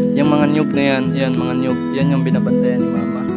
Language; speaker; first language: Filipino; non-native, local second language; Surigaonon